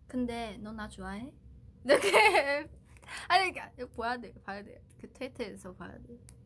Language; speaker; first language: Korean; non-native, fluent; Chinese